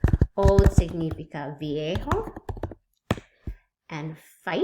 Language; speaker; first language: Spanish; non-native, learner; English